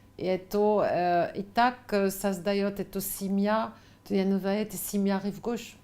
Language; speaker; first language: Russian; non-native, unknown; French